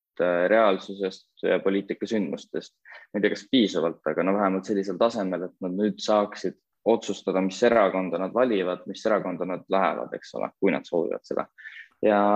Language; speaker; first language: Estonian; native; Estonian